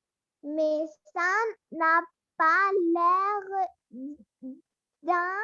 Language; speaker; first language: French; non-native, learner; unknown